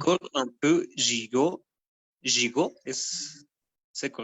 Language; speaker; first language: French; non-native, learner; Spanish